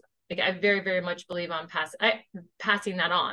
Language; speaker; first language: English; native; English